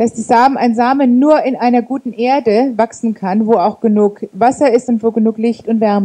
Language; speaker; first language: German; native; German